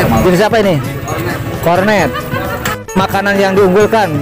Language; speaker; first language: Indonesian; non-native, local second language; Sundanese